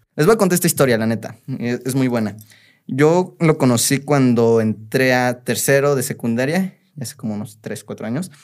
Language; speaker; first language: Spanish; native; Spanish